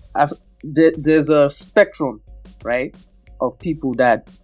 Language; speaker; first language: English; non-native, local second language; Yoruba